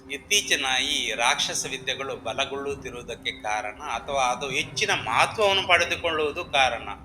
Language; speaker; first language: Kannada; non-native, local second language; Konkani